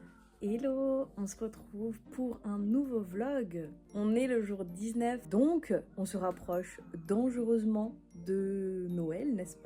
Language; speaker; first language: French; native; French